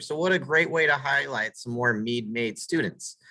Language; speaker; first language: English; native; English